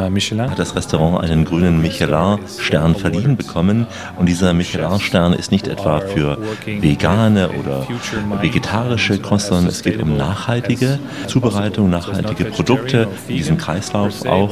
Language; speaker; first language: German; native; German